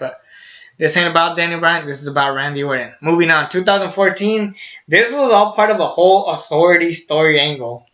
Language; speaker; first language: English; native; English